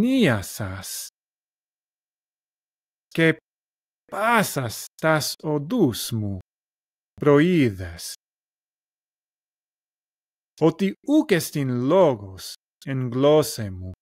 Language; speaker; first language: Greek; non-native, learner; English